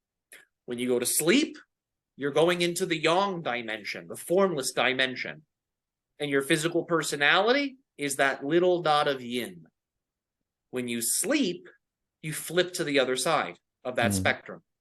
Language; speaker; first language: English; native; English